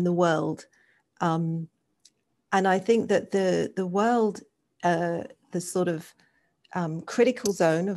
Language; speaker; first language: English; native; English